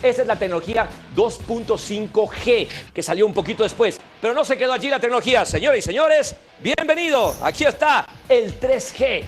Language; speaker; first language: Spanish; native; Spanish